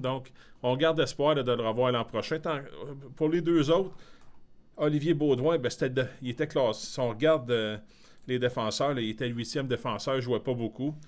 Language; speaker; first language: French; native; French